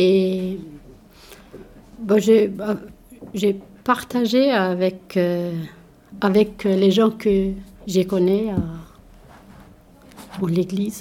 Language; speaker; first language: French; non-native, learner; Albanian